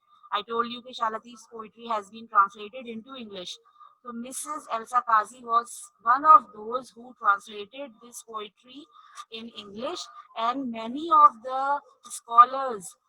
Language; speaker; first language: English; non-native, local second language; Urdu